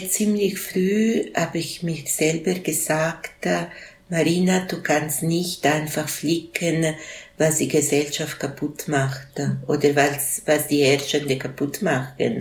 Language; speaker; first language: German; non-native, local second language; Italian